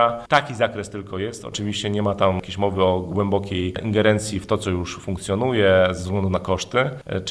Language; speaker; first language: Polish; native; Polish